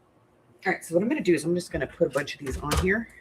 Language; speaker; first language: English; native; English